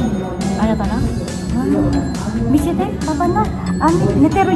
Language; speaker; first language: Japanese; non-native, learner; Filipino